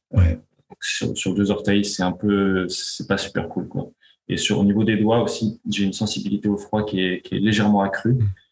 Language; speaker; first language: French; native; French